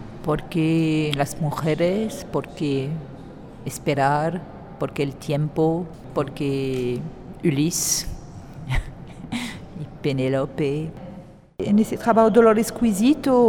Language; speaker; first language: Spanish; non-native, fluent; French